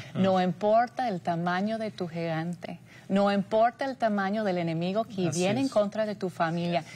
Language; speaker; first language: Spanish; non-native, fluent; English